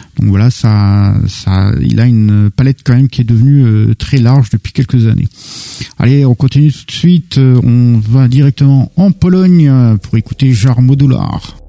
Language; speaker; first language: French; native; French